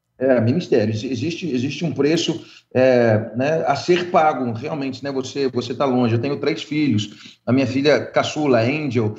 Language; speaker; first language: Portuguese; early bilingual, other home language; English